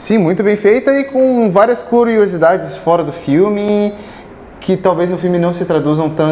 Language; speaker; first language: Portuguese; native; Portuguese